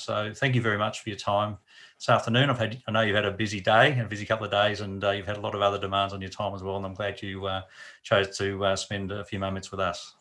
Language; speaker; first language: English; native; English